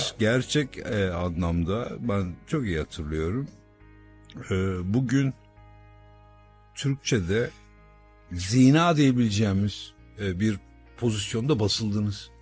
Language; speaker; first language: Turkish; native; Turkish